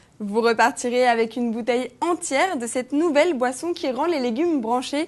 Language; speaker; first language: French; native; French